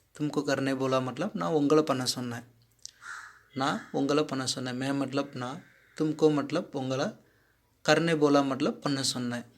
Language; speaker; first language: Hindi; non-native, local second language; Tamil